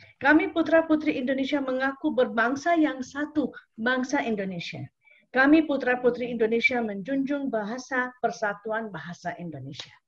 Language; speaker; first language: Indonesian; non-native, fluent; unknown